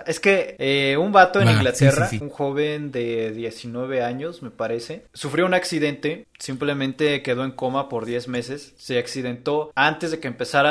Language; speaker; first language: Spanish; native; Spanish